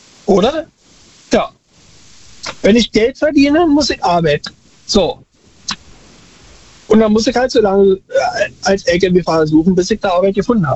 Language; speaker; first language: German; native; German